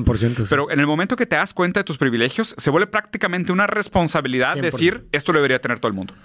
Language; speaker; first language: Spanish; native; Spanish